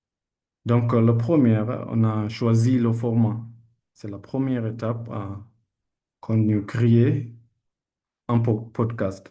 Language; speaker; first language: French; non-native, learner; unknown